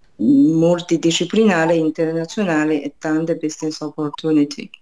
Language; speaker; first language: Italian; non-native, fluent; Chinese